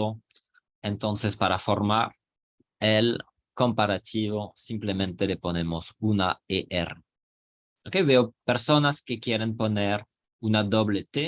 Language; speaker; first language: Spanish; non-native, fluent; French